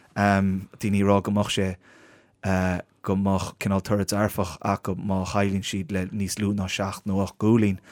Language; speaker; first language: Irish; native; Irish